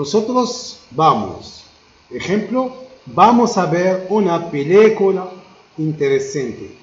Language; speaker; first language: Spanish; non-native, learner; Arabic